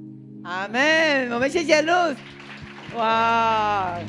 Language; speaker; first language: Chinese; native; Chinese